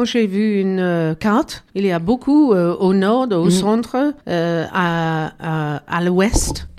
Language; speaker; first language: French; non-native, learner; English